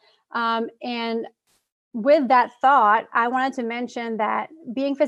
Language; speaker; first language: English; non-native, fluent; French